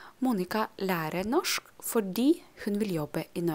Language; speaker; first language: Norwegian; non-native, fluent; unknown